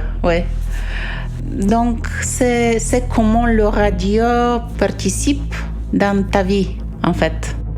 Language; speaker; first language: French; non-native, fluent; Bulgarian